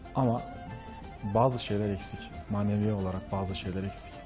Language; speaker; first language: Turkish; native; Turkish